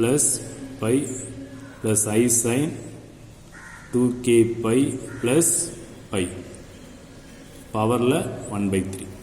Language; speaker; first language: Tamil; native; Tamil